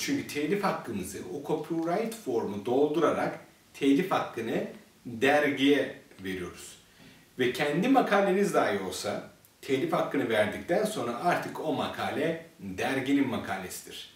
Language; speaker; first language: Turkish; native; Turkish